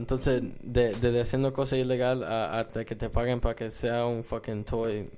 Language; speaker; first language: Spanish; early bilingual, heritage; Spanish